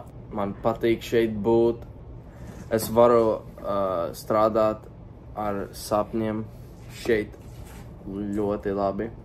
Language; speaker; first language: Latvian; early bilingual, heritage; Latvian